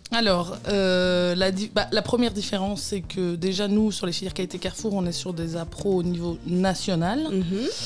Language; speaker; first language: French; native; French